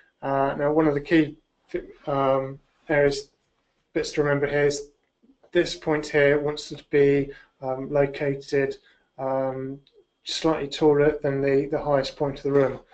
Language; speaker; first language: English; native; English